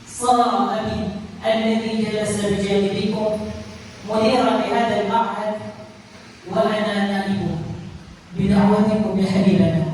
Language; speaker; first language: Arabic; non-native, fluent; Achinese